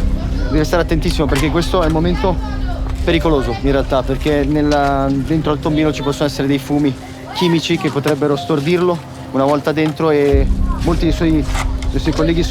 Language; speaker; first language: Italian; native; Italian